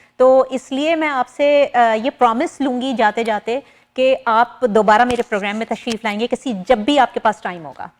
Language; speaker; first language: Urdu; native; Urdu